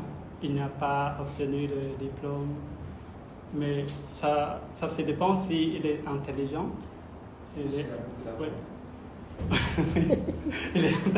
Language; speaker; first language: French; non-native, learner; Khmer